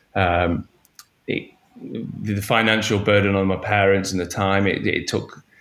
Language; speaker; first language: English; native; English